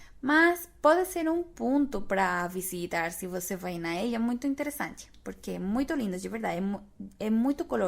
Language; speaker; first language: Portuguese; non-native, fluent; Spanish